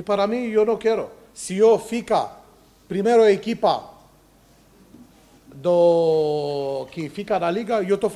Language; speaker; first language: Portuguese; non-native, learner; Romanian